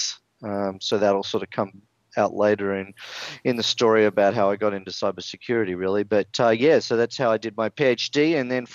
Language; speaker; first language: English; native; English